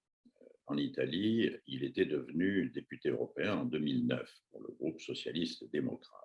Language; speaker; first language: French; native; French